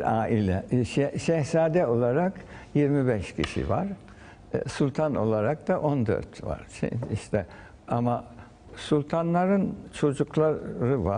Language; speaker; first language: Turkish; early bilingual, heritage; Turkish